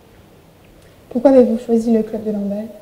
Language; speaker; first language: French; native; French